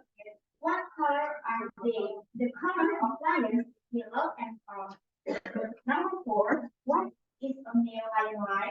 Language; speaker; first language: English; non-native, fluent; Indonesian